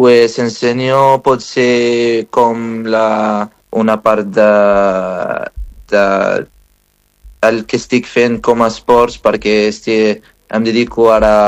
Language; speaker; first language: Catalan; non-native, fluent; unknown